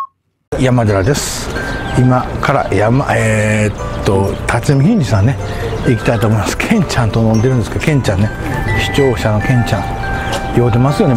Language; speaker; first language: Japanese; native; Japanese